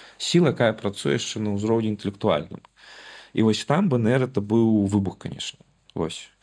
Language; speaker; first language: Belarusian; non-native, local second language; Russian